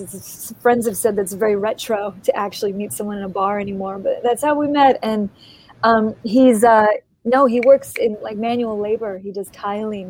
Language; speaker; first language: English; native; English